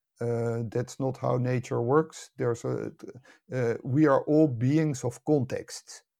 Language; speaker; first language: English; non-native, fluent; Dutch